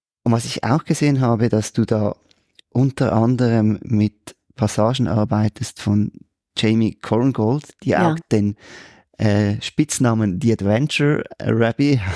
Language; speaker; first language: German; native; German